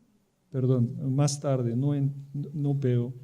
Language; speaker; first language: Spanish; non-native, fluent; Korean